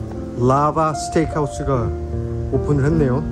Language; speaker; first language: Korean; native; Korean